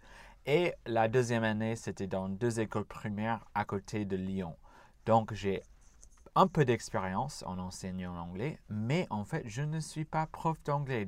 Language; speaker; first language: French; non-native, fluent; English